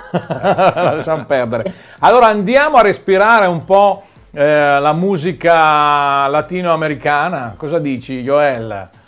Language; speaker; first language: Italian; native; Italian